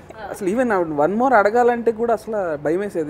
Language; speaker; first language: Telugu; native; Telugu